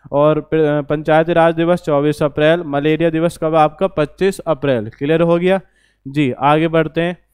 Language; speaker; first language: Hindi; native; Hindi